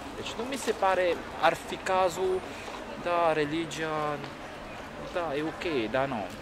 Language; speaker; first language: Romanian; non-native, fluent; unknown